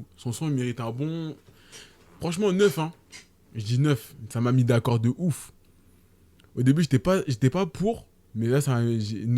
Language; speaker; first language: French; native; French